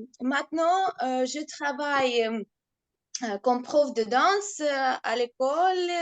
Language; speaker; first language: French; non-native, learner; Ukrainian